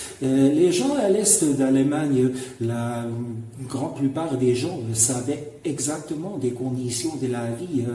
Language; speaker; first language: French; non-native, fluent; German